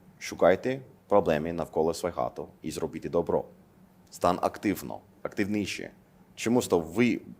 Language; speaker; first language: Ukrainian; non-native, learner; English